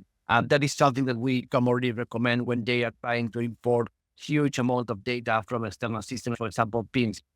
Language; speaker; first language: English; non-native, fluent; Spanish